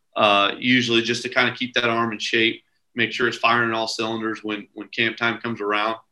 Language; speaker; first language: English; native; English